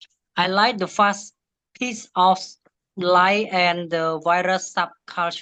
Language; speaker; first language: English; non-native, learner; Khmer